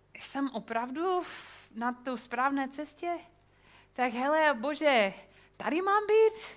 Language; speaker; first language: Czech; non-native, fluent; English